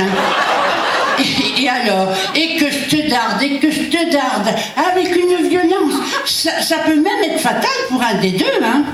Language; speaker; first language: French; native; French